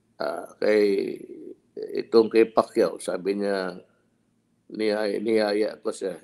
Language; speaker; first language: Filipino; non-native, local second language; Cebuano